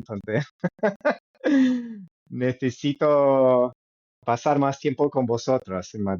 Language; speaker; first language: Spanish; non-native, fluent; English